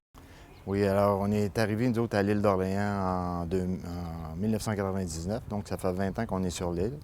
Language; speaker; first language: French; native; French